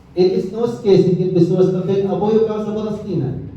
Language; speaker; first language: Portuguese; non-native, learner; Arabic